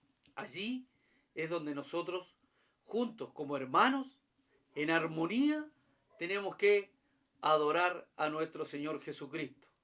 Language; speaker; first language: Spanish; native; Spanish